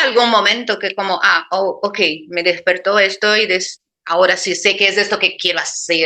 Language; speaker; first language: Spanish; non-native, fluent; Portuguese